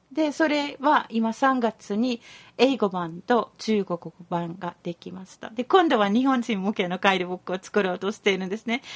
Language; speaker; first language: Japanese; non-native, fluent; Finnish